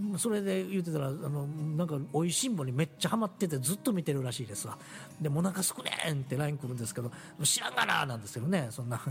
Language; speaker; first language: Japanese; native; Japanese